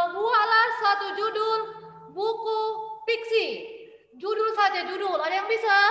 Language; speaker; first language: Indonesian; native; Indonesian